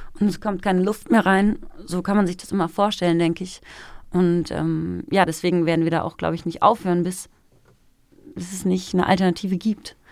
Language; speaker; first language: German; early bilingual, other home language; Persian